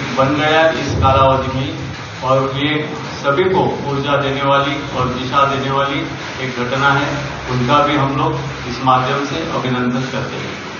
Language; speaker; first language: Hindi; non-native, local second language; Konkani